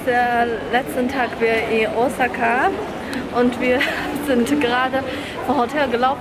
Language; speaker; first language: German; non-native, fluent; Chinese